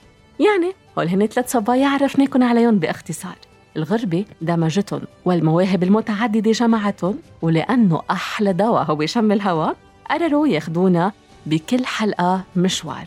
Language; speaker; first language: Arabic; native; Arabic